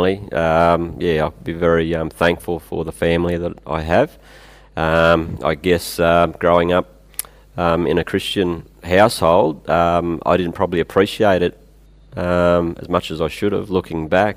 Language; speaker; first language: English; native; English